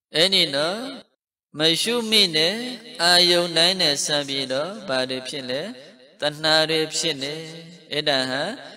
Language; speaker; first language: Burmese; non-native, local second language; Mon